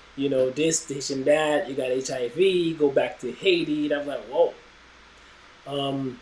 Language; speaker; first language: English; early bilingual, other home language; Haitian Creole